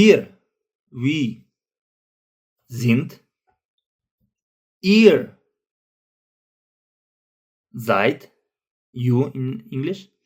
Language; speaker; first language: German; non-native, fluent; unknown